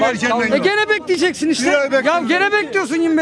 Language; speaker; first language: Turkish; native; Turkish